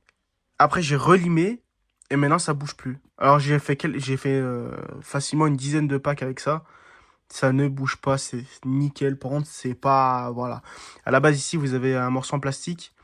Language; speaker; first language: French; native; French